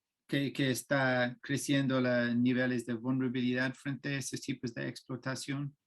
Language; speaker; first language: Spanish; non-native, fluent; English